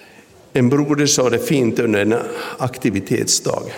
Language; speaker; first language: Swedish; non-native, local second language; Finnish